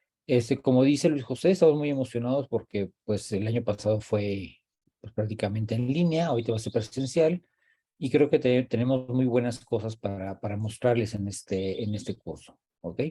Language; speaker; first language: Spanish; native; Spanish